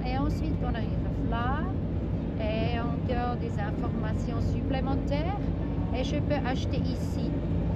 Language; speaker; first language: French; non-native, local second language; German